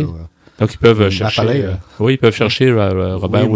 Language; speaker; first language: French; native; French